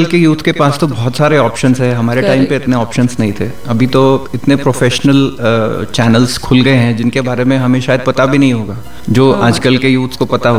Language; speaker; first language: Hindi; native; Hindi